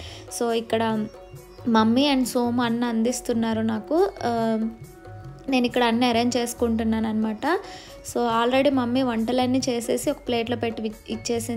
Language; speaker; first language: Telugu; native; Telugu